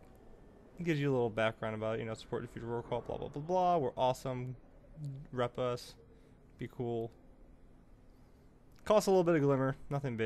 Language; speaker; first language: English; native; English